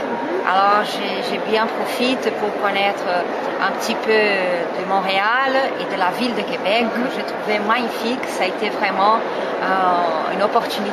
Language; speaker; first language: French; non-native, fluent; Portuguese